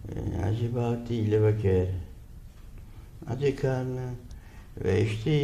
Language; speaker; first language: Hebrew; non-native, fluent; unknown